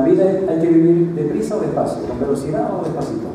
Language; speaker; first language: Spanish; native; Spanish